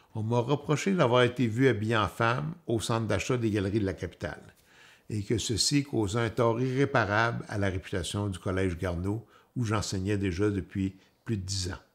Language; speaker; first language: French; native; French